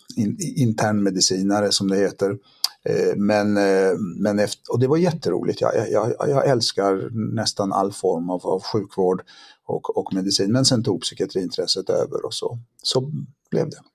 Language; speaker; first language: Swedish; early bilingual, other home language; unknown